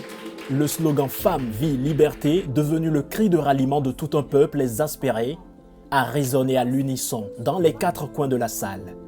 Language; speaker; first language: French; native; French